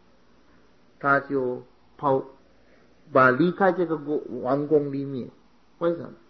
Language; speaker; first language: Chinese; non-native, fluent; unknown